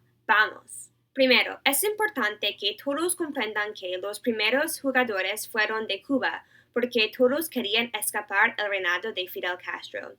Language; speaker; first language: Spanish; non-native, learner; English